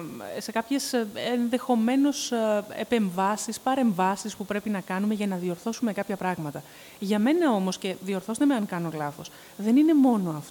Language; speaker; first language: Greek; native; Greek